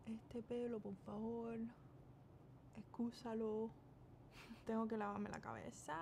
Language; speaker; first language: Spanish; early bilingual, heritage; Spanish